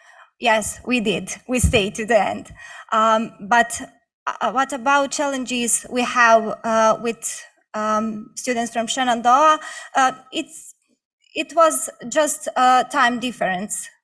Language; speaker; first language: English; non-native, learner; Bosnian